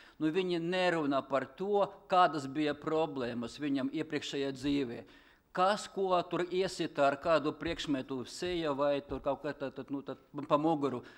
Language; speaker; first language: Latvian; non-native, local second language; Russian